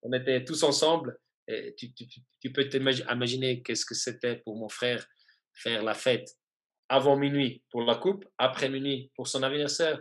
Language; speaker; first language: French; non-native, fluent; German